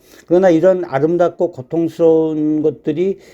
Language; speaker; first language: Korean; native; Korean